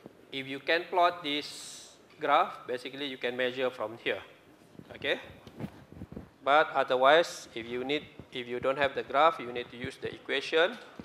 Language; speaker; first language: English; non-native, local second language; Malay